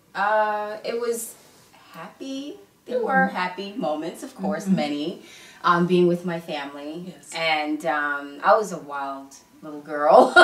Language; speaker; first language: English; early bilingual, other home language; Igbo